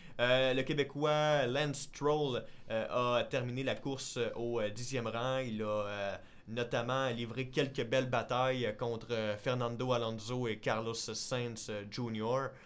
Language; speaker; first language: French; native; French